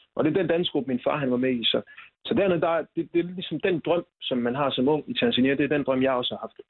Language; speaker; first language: Danish; early bilingual, other home language; Swahili